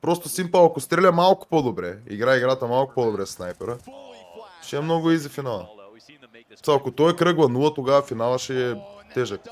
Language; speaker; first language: Bulgarian; native; Bulgarian